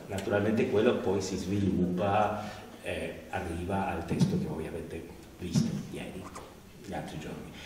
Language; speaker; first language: Italian; non-native, learner; Spanish